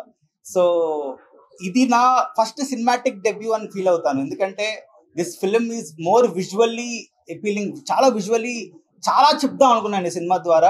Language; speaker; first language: Telugu; native; Telugu